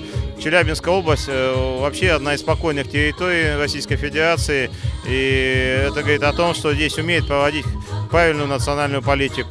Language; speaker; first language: Russian; native; Russian